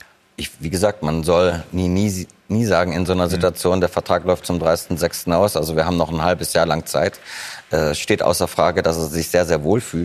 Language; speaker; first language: German; native; German